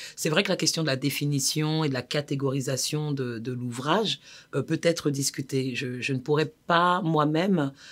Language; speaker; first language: French; native; French